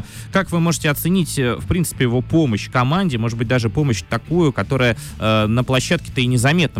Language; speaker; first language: Russian; native; Russian